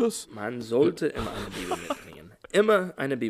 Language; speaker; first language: German; non-native, learner; English